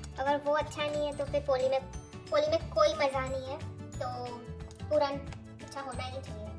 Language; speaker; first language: Hindi; non-native, local second language; Marathi